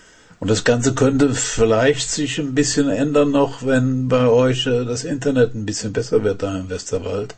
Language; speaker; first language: German; native; German